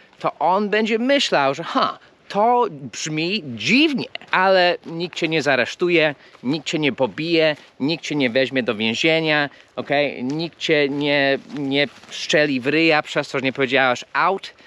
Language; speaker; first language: Polish; non-native, fluent; English